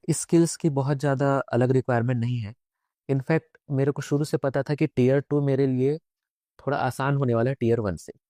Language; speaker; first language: Hindi; native; Hindi